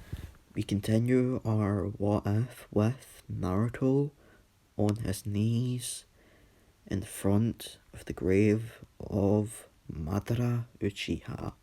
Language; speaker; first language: English; native; English